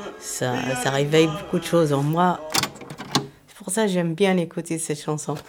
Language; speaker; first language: French; non-native, local second language; Arabic